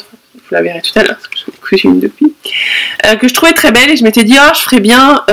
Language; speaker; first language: French; native; French